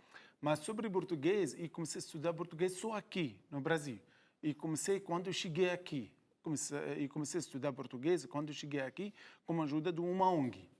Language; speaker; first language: Portuguese; non-native, learner; Arabic